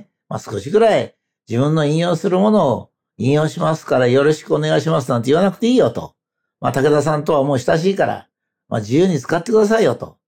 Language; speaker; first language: Japanese; native; Japanese